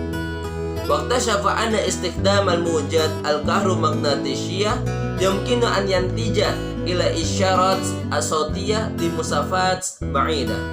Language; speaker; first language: Arabic; non-native, learner; Indonesian